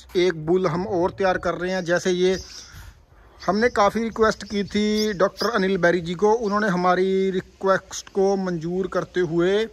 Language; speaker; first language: Hindi; non-native, local second language; Punjabi